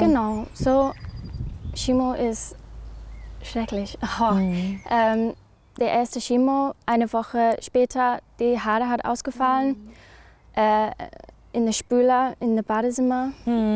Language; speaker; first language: German; non-native, learner; English